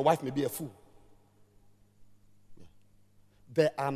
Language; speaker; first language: English; non-native, local second language; Ewe